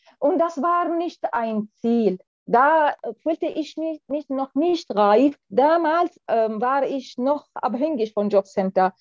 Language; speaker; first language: German; non-native, fluent; Arabic